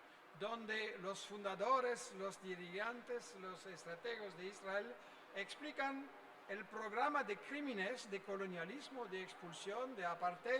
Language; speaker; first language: Spanish; non-native, fluent; French